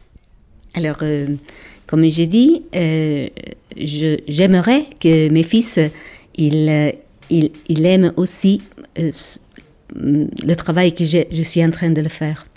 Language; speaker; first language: French; non-native, local second language; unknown